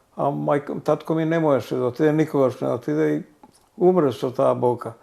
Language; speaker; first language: Macedonian; native; Macedonian